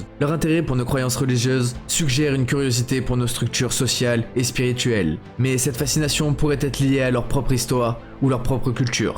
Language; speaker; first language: French; native; French